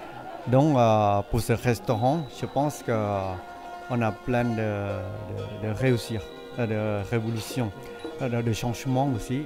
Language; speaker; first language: French; non-native, fluent; Thai